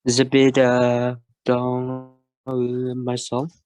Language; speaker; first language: French; non-native, learner; Vietnamese